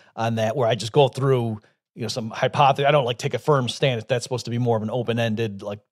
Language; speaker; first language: English; native; English